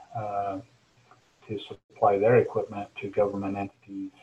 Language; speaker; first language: English; native; English